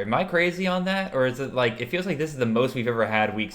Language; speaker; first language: English; native; English